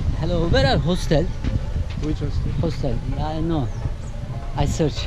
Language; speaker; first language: English; non-native, learner; Turkish